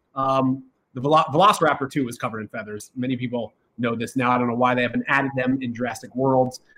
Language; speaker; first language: English; native; English